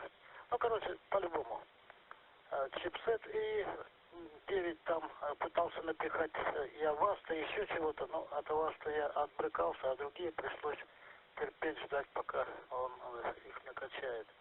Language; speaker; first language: Russian; native; Russian